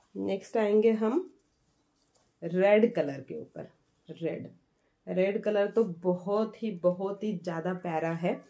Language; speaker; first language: Hindi; non-native, local second language; Marathi